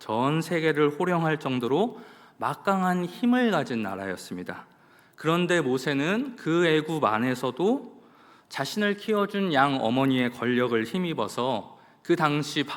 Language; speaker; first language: Korean; native; Korean